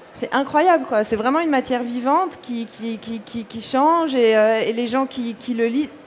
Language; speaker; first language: French; native; French